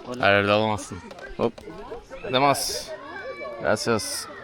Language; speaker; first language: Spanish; non-native, learner; Turkish